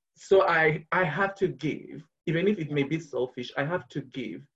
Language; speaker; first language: English; non-native, local second language; Ganda